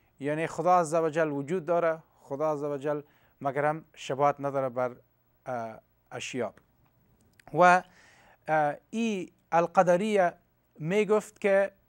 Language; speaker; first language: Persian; non-native, local second language; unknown